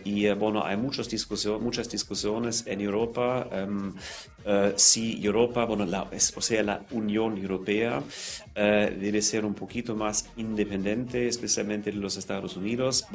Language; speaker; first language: Spanish; non-native, fluent; German